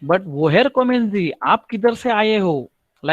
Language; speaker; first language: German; non-native, learner; Marathi